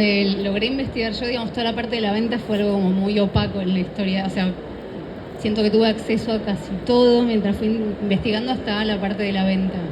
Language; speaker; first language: Spanish; native; Spanish